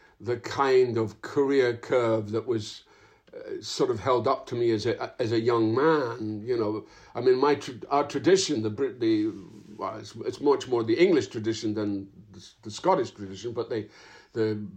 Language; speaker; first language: English; native; English